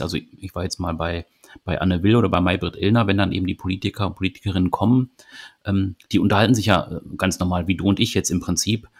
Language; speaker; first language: German; native; German